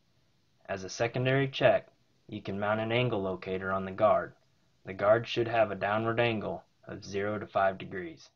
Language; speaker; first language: English; native; English